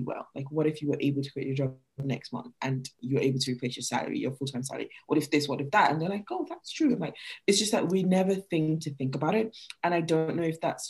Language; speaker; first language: English; non-native, local second language; Yoruba